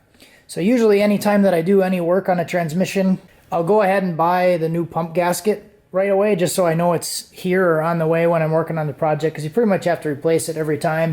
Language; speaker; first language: English; native; English